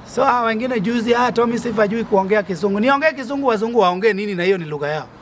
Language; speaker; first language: Swahili; non-native, local second language; Luo (Kenya and Tanzania)